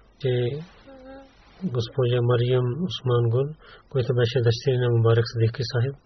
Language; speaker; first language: Bulgarian; non-native, learner; Urdu